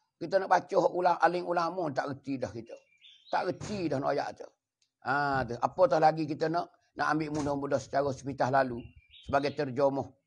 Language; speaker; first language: Malay; native; Malay